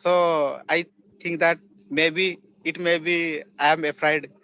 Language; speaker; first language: English; non-native, learner; Odia